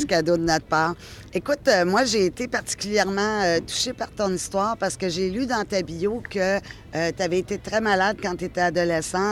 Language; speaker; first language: French; native; French